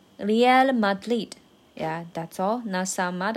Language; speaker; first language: English; non-native, learner; Chinese